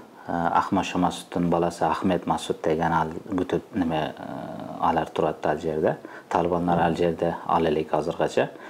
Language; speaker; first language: Kyrgyz; non-native, fluent; Uzbek